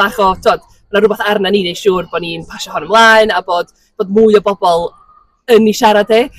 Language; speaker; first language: Welsh; native; Welsh